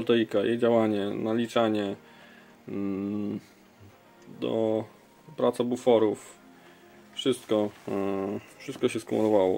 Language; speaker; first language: Polish; native; Polish